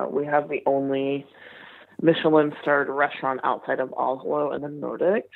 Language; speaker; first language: English; native; English